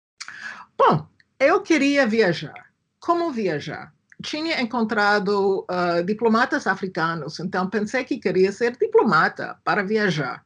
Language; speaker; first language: Portuguese; non-native, fluent; English